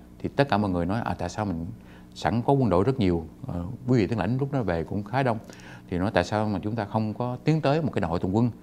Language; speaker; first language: Vietnamese; native; Vietnamese